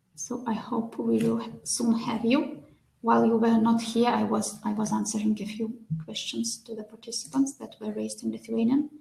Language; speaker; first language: English; non-native, fluent; Lithuanian